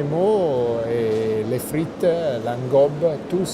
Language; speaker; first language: French; non-native, fluent; Italian